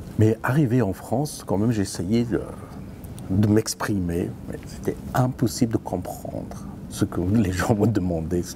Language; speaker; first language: French; non-native, fluent; Persian